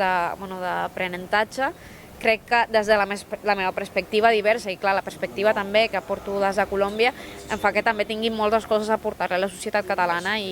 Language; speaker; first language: Catalan; non-native, local second language; Spanish